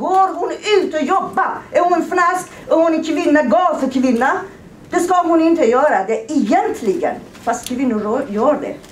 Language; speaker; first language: Swedish; non-native, fluent; Persian